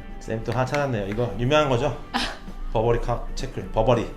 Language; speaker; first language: Korean; native; Korean